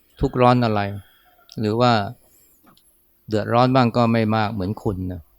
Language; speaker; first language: Thai; native; Thai